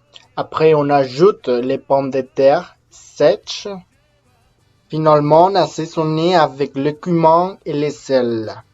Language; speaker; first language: French; non-native, fluent; Spanish